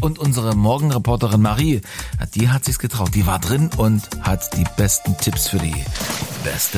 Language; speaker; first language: German; native; German